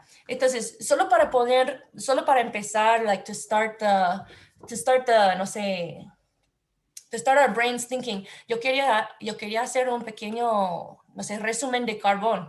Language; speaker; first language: Spanish; non-native, learner; English